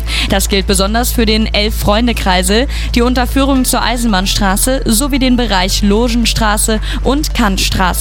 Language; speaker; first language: German; native; German